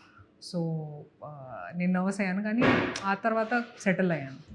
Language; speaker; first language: Telugu; non-native, local second language; Hindi